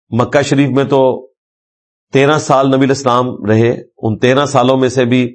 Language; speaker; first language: Urdu; non-native, local second language; Punjabi